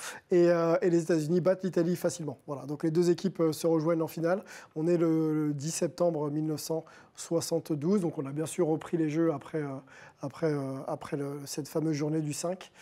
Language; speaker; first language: French; native; French